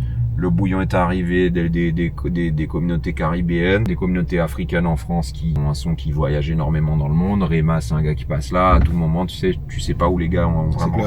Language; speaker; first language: French; native; French